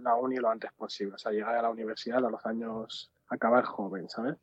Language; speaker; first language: Spanish; early bilingual, other home language; Arabic